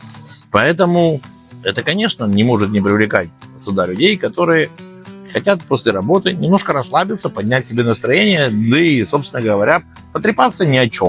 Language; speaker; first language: Russian; native; Russian